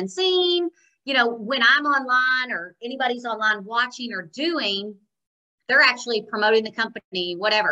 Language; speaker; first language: English; native; English